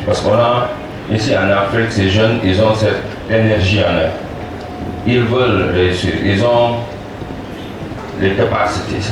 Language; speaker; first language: French; non-native, local second language; Wolof